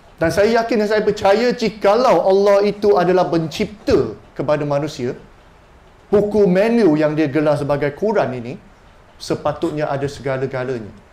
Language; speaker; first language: Malay; non-native, local second language; Chinese